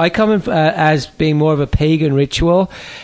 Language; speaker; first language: English; native; English